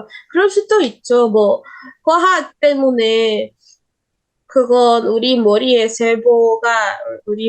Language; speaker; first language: Korean; non-native, learner; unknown